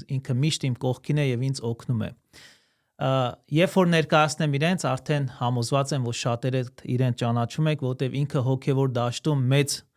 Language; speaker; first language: Armenian; early bilingual, heritage; Armenian